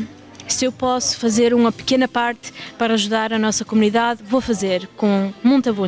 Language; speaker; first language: Portuguese; early bilingual, heritage; Portuguese